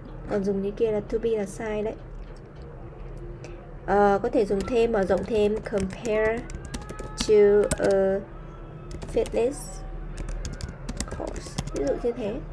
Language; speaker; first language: Vietnamese; native; Vietnamese